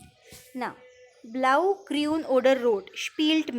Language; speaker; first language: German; non-native, fluent; Marathi